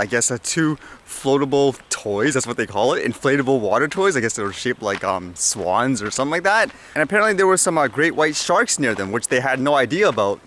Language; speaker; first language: English; native; English